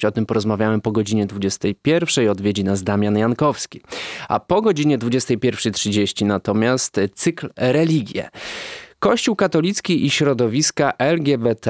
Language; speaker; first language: Polish; native; Polish